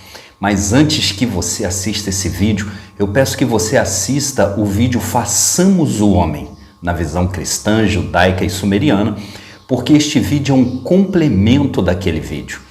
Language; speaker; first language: Portuguese; native; Portuguese